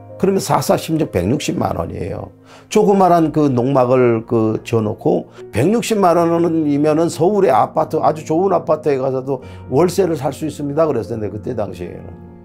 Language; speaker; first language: Korean; native; Korean